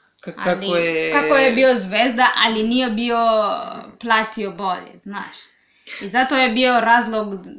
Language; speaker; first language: Serbian; non-native, learner; Swahili